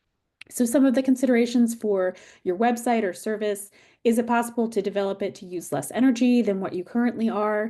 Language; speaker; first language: English; native; English